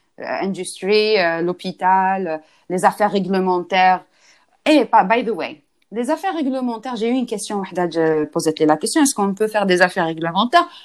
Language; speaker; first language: French; non-native, local second language; Arabic